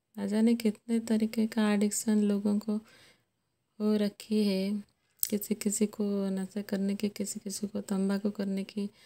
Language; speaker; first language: Hindi; native; Hindi